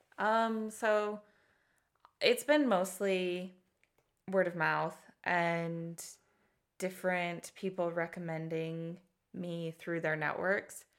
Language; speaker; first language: English; native; English